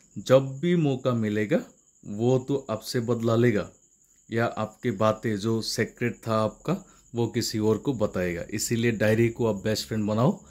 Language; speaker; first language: Hindi; non-native, local second language; Assamese